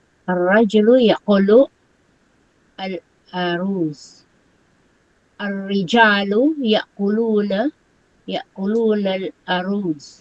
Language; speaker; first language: Arabic; non-native, learner; Filipino